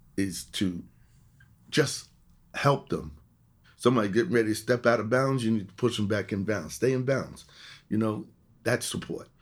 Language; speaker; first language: English; native; English